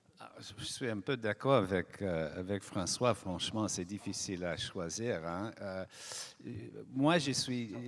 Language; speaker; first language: French; non-native, fluent; English